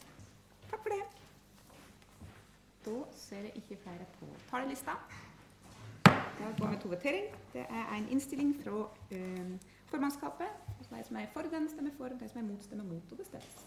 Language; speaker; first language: Norwegian; native; Norwegian